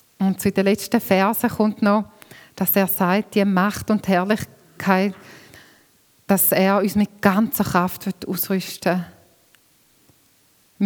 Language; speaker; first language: German; native; German